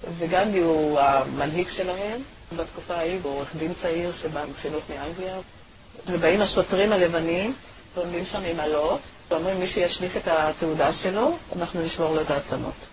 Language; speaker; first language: Hebrew; native; Hebrew